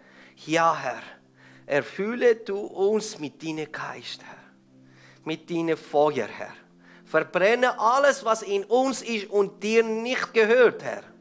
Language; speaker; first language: German; non-native, fluent; Persian